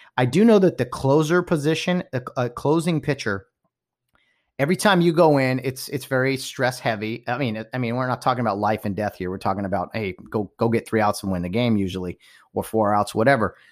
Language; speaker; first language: English; early bilingual, other home language; Dutch